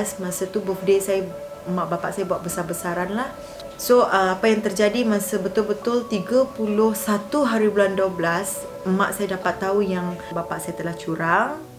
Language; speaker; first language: Malay; non-native, local second language; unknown